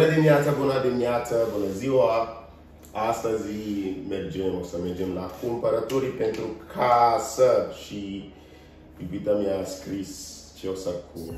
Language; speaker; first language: Romanian; non-native, learner; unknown